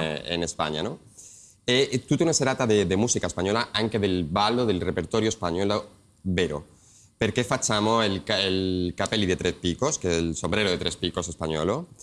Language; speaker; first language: Italian; non-native, learner; Spanish